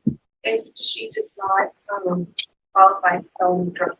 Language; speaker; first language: English; native; English